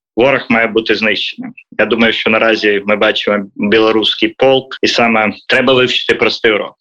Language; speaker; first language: Ukrainian; native; Ukrainian